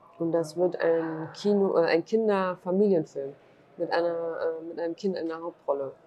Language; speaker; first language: German; early bilingual, other home language; Kurdish